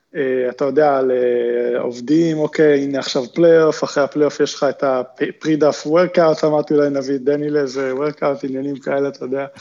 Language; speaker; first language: Hebrew; native; Hebrew